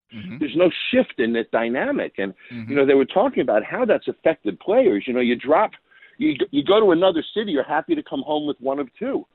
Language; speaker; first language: English; native; English